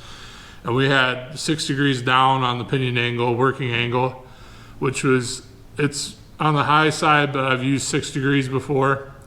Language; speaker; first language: English; native; English